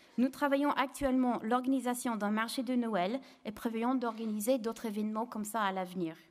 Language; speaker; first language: French; non-native, fluent; English